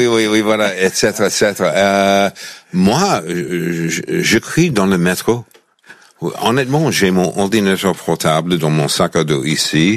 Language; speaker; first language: French; non-native, fluent; English